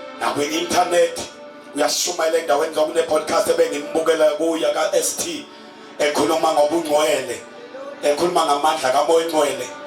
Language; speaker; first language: Zulu; native; Zulu